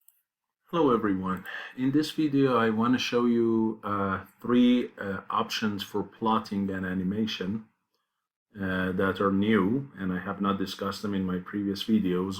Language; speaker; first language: English; non-native, fluent; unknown